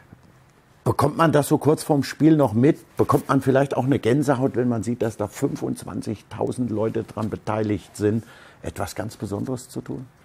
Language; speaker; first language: German; native; German